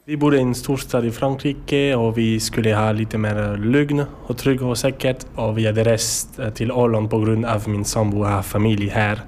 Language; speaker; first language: Swedish; non-native, learner; French